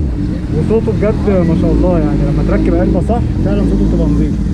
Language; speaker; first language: Arabic; native; Arabic